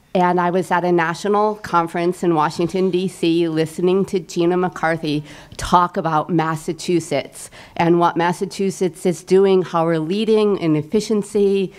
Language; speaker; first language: English; native; English